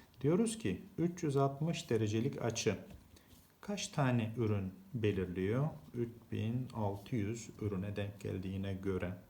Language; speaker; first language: Turkish; native; Turkish